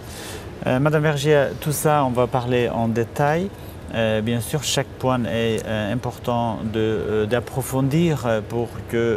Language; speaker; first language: French; non-native, fluent; Kurdish